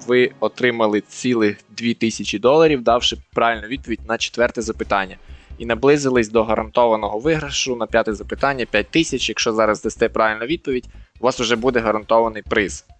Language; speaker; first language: Ukrainian; native; Ukrainian